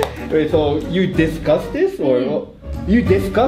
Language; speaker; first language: English; non-native, fluent; Japanese